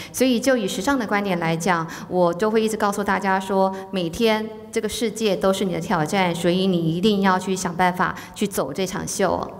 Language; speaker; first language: Chinese; native; Chinese